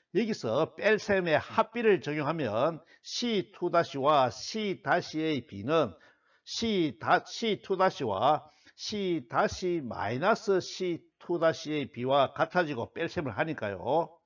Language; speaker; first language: Korean; native; Korean